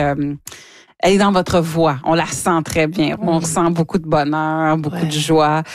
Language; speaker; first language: French; native; French